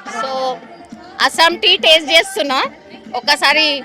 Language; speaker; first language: Telugu; native; Telugu